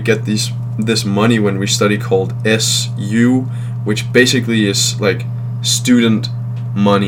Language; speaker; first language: English; non-native, fluent; Danish